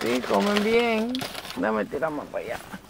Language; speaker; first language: Spanish; early bilingual, heritage; English